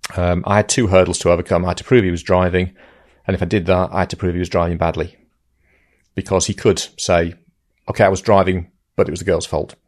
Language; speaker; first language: English; native; English